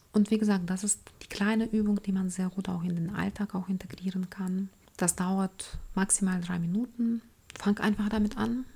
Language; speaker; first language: German; non-native, fluent; Ukrainian